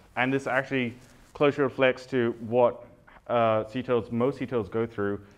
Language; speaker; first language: English; native; English